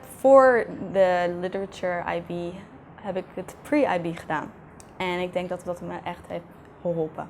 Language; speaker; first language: Dutch; early bilingual, heritage; Dutch